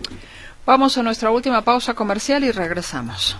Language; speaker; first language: Spanish; native; Spanish